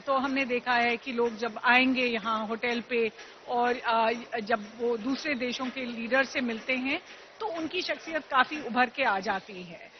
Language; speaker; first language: Hindi; native; Hindi